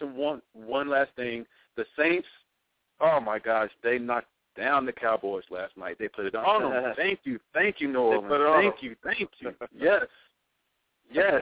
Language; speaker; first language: English; native; English